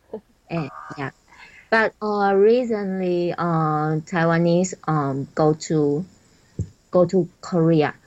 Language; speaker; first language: English; non-native, learner; Chinese